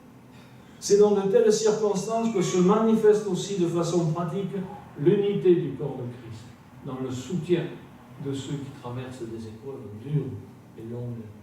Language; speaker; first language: French; native; French